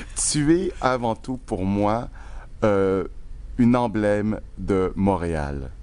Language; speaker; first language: French; native; French